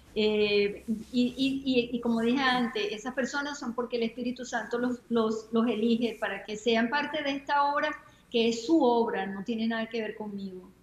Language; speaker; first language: Spanish; native; Spanish